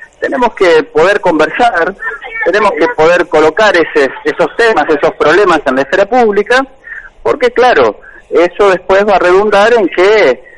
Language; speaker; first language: Spanish; native; Spanish